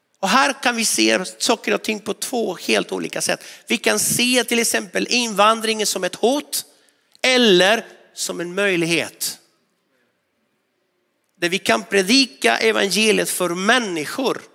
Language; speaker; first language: Swedish; non-native, fluent; Spanish